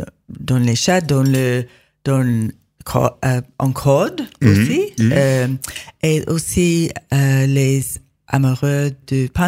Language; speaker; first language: French; non-native, learner; English